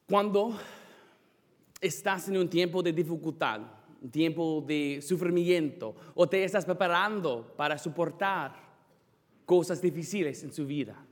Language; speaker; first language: Spanish; non-native, fluent; English